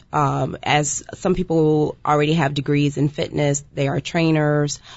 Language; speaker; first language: English; native; English